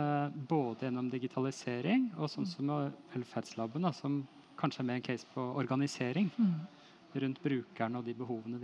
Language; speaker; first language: Norwegian; native; Norwegian